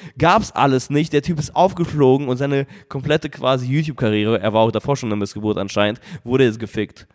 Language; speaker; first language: German; early bilingual, other home language; Russian